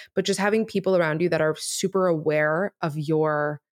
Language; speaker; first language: English; early bilingual, other home language; Spanish